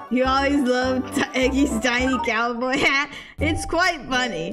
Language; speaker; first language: English; native; English